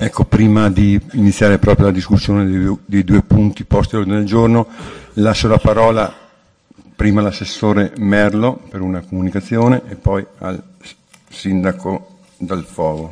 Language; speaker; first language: Italian; native; Italian